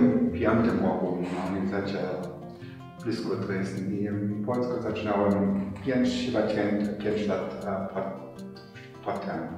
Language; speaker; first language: Polish; non-native, learner; German